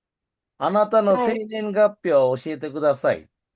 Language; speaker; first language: Japanese; non-native, fluent; Bangla